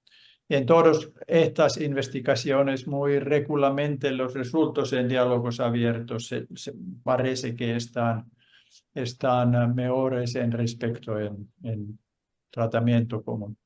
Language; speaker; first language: Spanish; non-native, fluent; Finnish